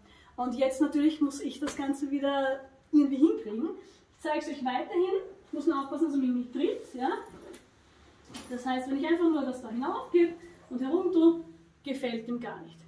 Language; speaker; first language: German; native; German